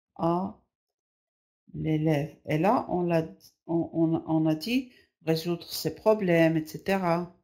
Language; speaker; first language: French; non-native, local second language; Arabic